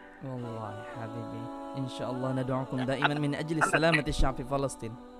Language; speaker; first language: Arabic; non-native, learner; Indonesian